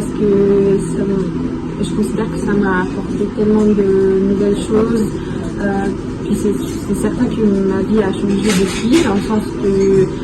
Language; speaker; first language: French; early bilingual, heritage; French